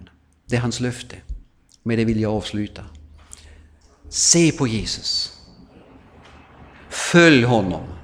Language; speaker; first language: Swedish; non-native, fluent; German